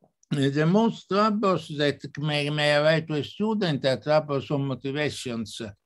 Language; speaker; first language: English; non-native, fluent; Italian